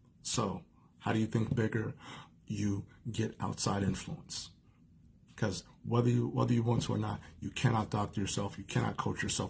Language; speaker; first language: English; native; English